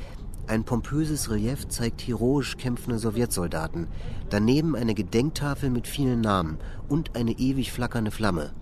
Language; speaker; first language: German; native; German